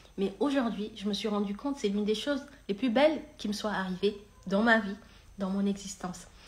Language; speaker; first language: French; non-native, local second language; Wolof